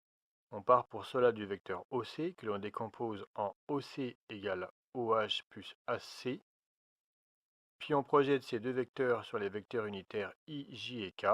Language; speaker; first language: French; native; French